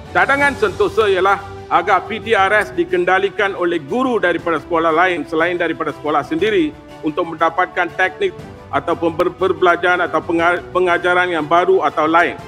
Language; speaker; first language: Malay; non-native, local second language; Tamil